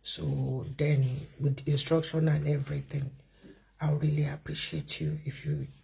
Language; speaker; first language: English; non-native, local second language; Yoruba